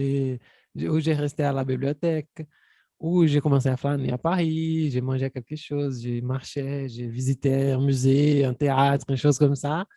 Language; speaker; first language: French; non-native, fluent; Portuguese